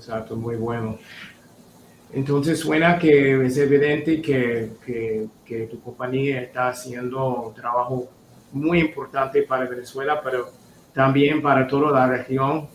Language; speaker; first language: Spanish; non-native, fluent; English